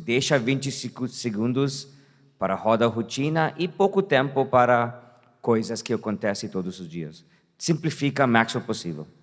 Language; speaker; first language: Portuguese; non-native, fluent; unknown